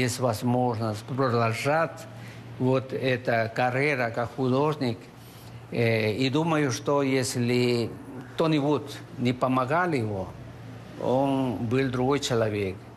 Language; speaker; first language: Russian; non-native, learner; Spanish